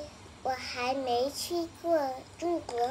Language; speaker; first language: Chinese; non-native, learner; Vietnamese